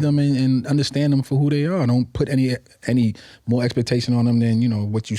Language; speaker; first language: English; native; English